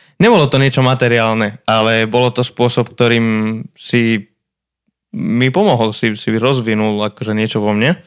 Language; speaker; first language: Slovak; non-native, fluent; Spanish